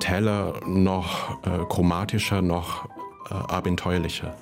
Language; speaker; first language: German; non-native, fluent; Cantonese